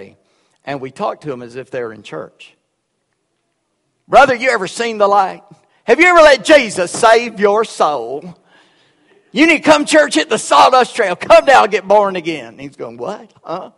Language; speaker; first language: English; early bilingual, other home language; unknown